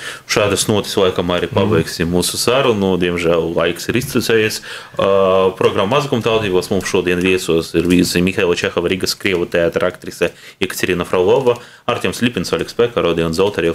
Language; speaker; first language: Latvian; non-native, local second language; Russian